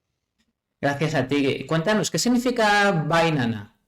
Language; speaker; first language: Spanish; native; Spanish